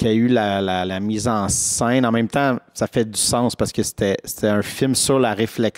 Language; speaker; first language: French; native; French